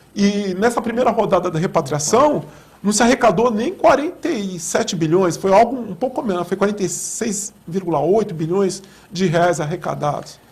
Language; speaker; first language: Portuguese; native; Portuguese